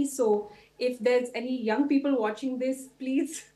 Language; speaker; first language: English; non-native, local second language; Tulu